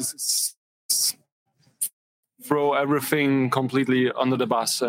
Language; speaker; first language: English; non-native, fluent; German